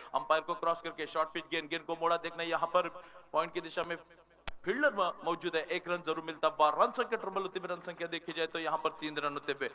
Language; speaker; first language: Hindi; non-native, local second language; Marathi